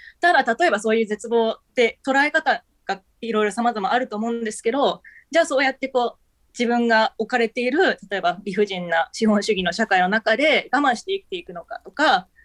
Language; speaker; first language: Japanese; early bilingual, heritage; Japanese